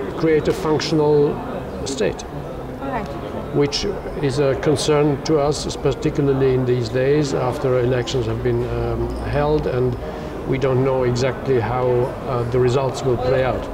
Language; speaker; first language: English; non-native, fluent; German